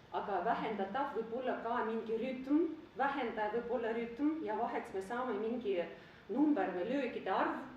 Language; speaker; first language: Estonian; non-native, local second language; Russian